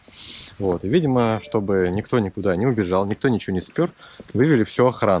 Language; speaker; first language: Russian; native; Russian